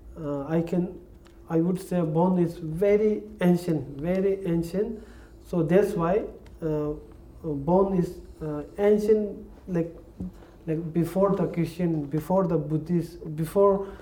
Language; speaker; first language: English; non-native, learner; Tibetan